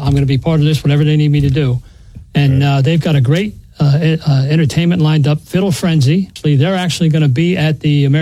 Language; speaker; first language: English; native; English